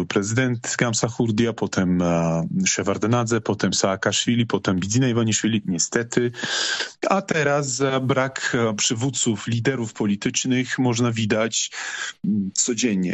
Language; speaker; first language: Polish; non-native, fluent; Georgian